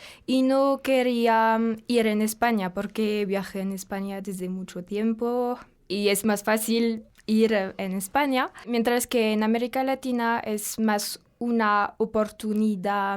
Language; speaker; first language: Spanish; non-native, fluent; French